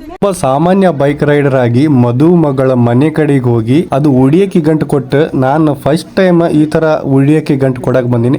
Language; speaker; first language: Kannada; non-native, local second language; Lambadi